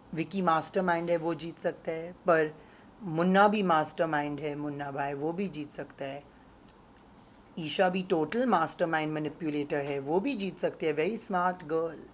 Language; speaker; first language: Hindi; non-native, local second language; English